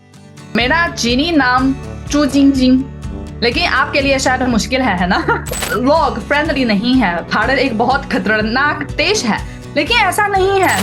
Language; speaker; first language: Hindi; non-native, learner; Chinese